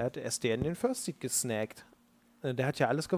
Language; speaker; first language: German; native; German